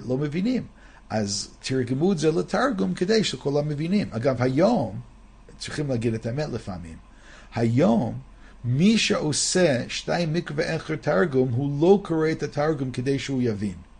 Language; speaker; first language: Hebrew; non-native, fluent; English